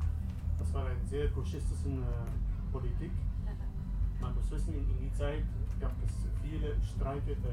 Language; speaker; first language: German; non-native, learner; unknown